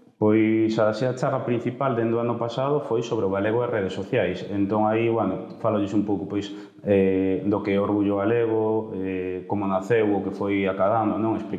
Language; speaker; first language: Galician; non-native, local second language; Spanish